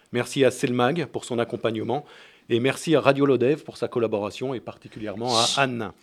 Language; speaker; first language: French; native; French